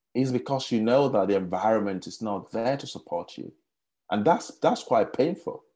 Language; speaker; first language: English; non-native, local second language; Yoruba